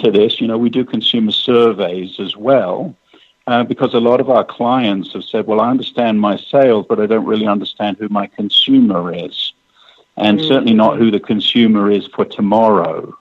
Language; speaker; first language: English; native; English